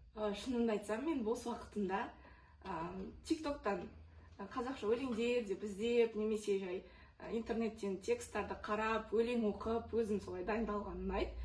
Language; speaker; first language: Kazakh; non-native, local second language; Russian